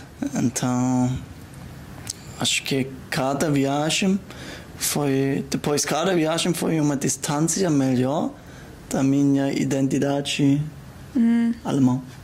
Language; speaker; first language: Portuguese; non-native, learner; German